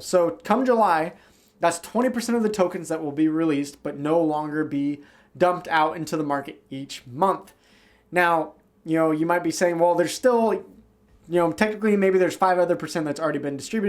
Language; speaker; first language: English; native; English